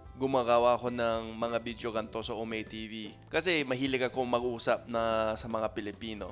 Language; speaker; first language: Filipino; non-native, fluent; Spanish